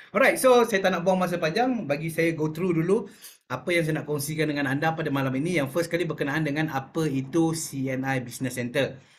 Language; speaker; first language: Malay; native; Malay